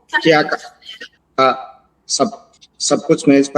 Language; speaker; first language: Hindi; non-native, learner; Telugu